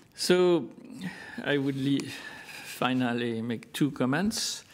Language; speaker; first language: English; non-native, fluent; French